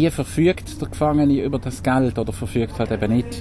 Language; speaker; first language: German; native; German